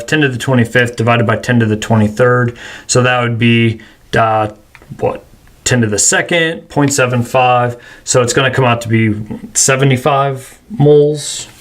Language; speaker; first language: English; native; English